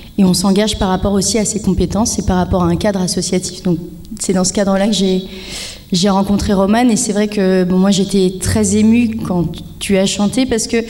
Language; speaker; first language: French; native; French